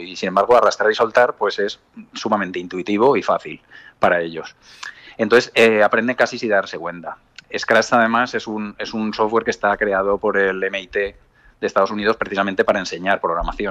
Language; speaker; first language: Spanish; native; Spanish